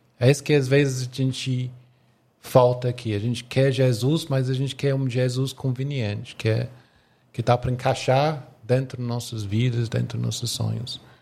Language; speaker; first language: Portuguese; non-native, fluent; English